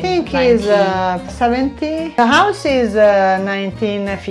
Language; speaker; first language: English; non-native, learner; Italian